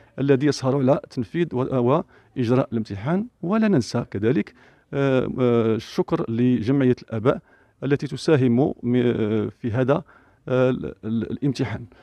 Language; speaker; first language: Arabic; native; Arabic